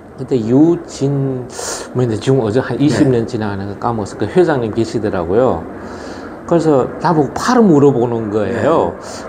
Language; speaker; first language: Korean; early bilingual, other home language; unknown